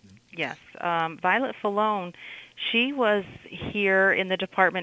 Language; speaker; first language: English; native; English